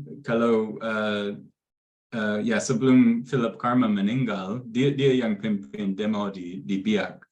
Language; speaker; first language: Indonesian; non-native, fluent; English